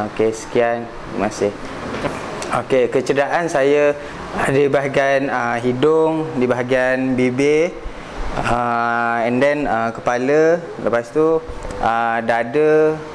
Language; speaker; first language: Malay; native; Malay